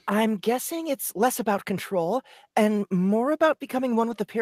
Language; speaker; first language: English; native; English